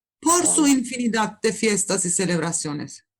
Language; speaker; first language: Spanish; non-native, fluent; Turkish